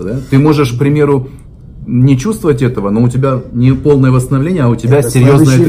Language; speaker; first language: Russian; native; Russian